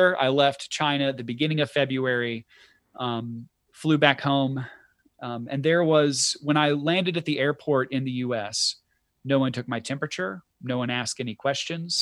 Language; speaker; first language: English; native; English